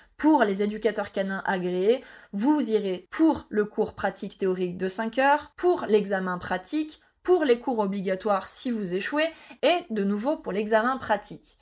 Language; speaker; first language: French; native; French